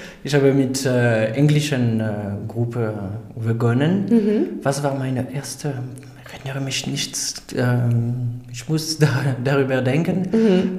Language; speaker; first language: German; non-native, fluent; French